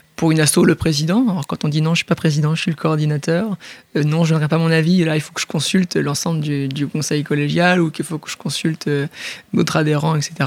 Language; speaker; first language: French; native; French